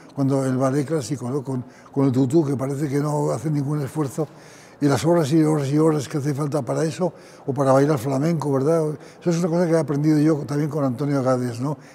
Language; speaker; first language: Spanish; native; Spanish